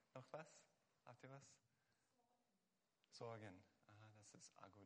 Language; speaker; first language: German; non-native, fluent; Hungarian